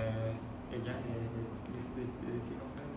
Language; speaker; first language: French; non-native, learner; Khmer